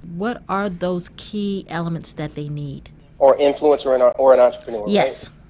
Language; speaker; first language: English; native; English